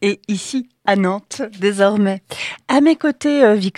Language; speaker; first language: French; native; French